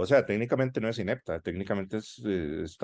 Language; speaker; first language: Spanish; native; Spanish